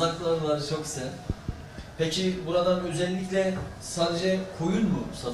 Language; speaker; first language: Turkish; native; Turkish